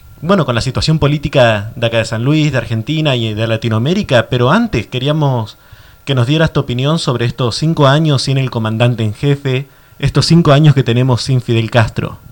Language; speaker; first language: Spanish; native; Spanish